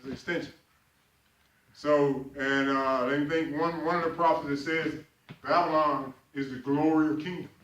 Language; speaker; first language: English; native; English